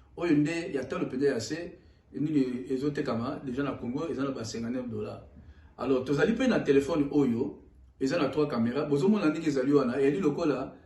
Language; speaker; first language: Lingala; non-native, local second language; Swahili